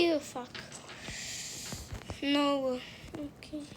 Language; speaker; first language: Romanian; early bilingual, heritage; Romanian